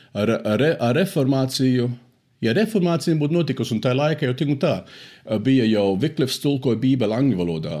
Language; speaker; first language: Latvian; early bilingual, heritage; Latvian